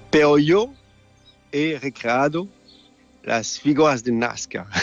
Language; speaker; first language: Spanish; non-native, learner; French